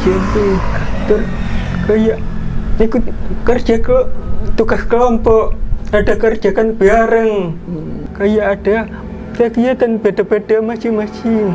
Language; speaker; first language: Indonesian; non-native, local second language; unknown